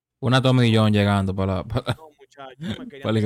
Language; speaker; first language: Spanish; native; Spanish